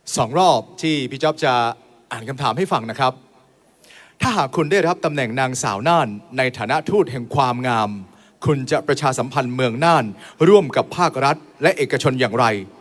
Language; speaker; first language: Thai; native; Thai